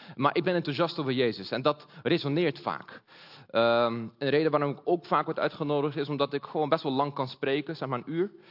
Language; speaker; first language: Dutch; early bilingual, other home language; Portuguese